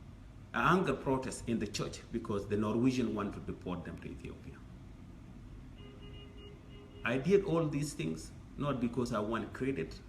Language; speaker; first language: English; non-native, fluent; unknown